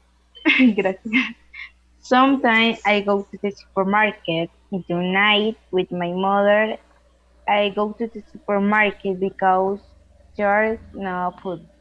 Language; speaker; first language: English; non-native, learner; Spanish